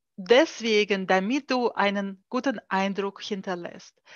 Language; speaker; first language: German; non-native, fluent; Russian